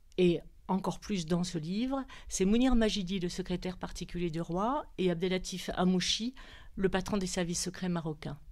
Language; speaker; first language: French; native; French